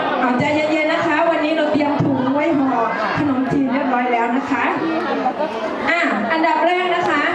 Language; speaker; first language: Thai; native; Thai